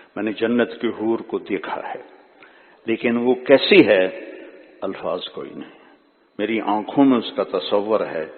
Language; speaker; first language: Urdu; non-native, local second language; Punjabi